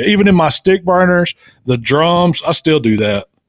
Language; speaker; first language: English; native; English